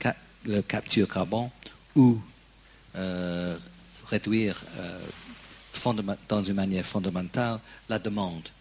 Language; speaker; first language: French; non-native, fluent; English